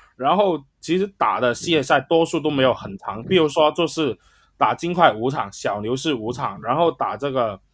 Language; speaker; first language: Chinese; non-native, local second language; Cantonese